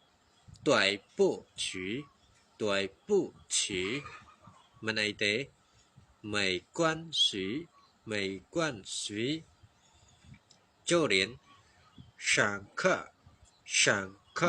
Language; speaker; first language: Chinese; non-native, fluent; Khmer